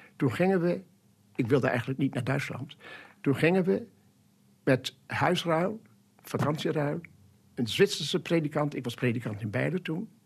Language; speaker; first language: Dutch; native; Dutch